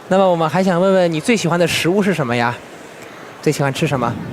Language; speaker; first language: Chinese; native; Chinese